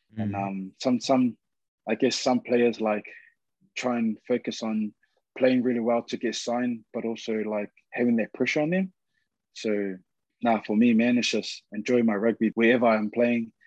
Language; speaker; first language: English; native; English